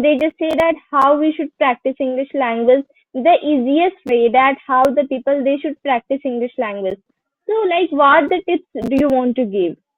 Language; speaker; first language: English; non-native, learner; Hindi